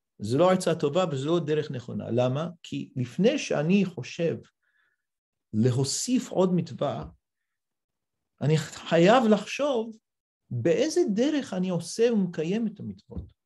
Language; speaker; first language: Hebrew; non-native, fluent; English